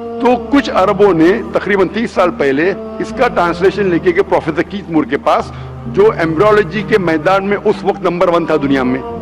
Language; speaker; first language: Hindi; non-native, local second language; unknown